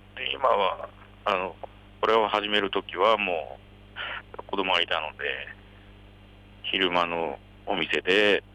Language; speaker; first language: Japanese; native; Japanese